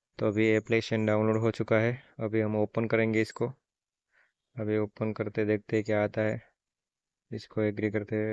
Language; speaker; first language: Hindi; non-native, local second language; Gujarati